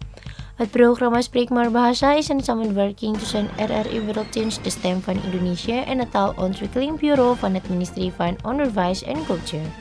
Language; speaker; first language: Dutch; non-native, learner; Indonesian